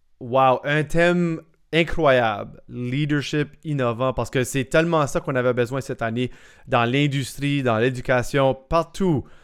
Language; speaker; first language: French; native; French